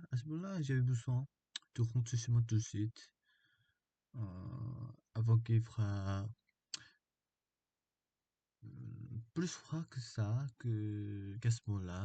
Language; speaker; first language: French; non-native, learner; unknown